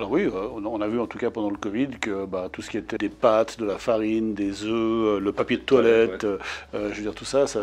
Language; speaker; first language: French; native; French